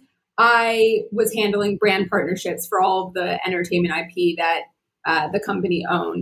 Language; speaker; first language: English; native; English